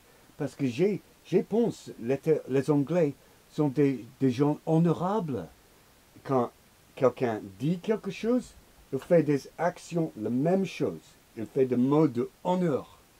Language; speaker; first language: French; non-native, learner; English